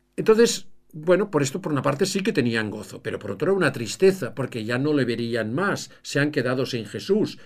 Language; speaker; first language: Spanish; native; Spanish